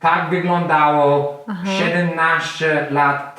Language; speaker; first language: Polish; non-native, learner; English